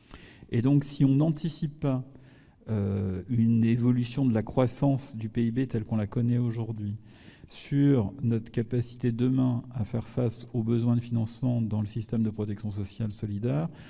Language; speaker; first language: French; native; French